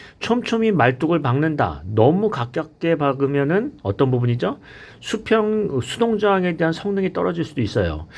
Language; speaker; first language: Korean; native; Korean